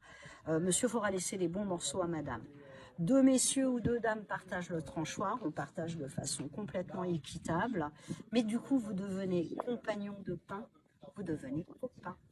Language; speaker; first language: French; native; French